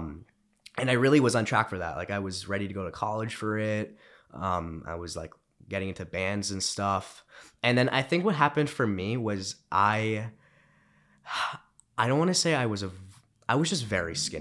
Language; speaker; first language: English; early bilingual, other home language; Romanian